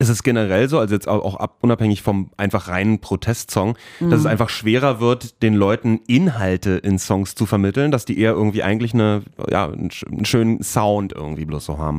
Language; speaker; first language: German; native; German